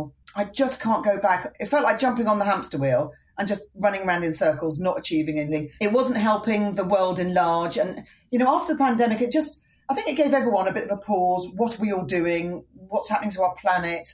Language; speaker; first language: English; native; English